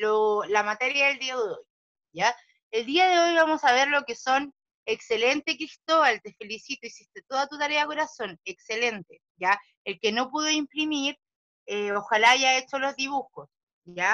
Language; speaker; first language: Spanish; native; Spanish